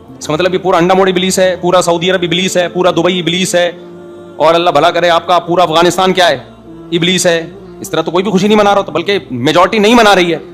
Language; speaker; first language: Urdu; native; Urdu